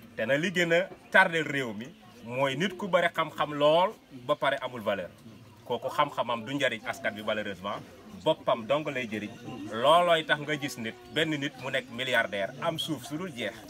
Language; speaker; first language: Wolof; non-native, local second language; Jola-Fonyi